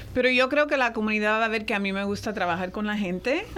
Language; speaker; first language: Spanish; early bilingual, other home language; English